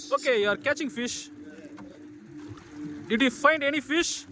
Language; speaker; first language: English; non-native, local second language; Tamil